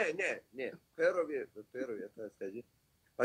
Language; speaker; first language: Russian; non-native, learner; Persian